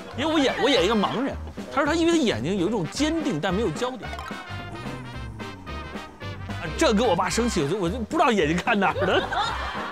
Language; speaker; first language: Chinese; native; Chinese